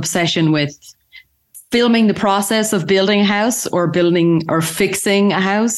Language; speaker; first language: English; native; English